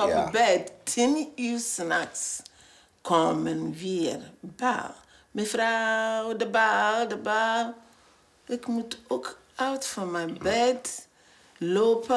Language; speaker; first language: Dutch; non-native, learner; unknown